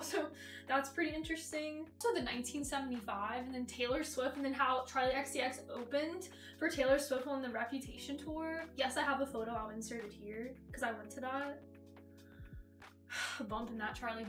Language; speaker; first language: English; native; English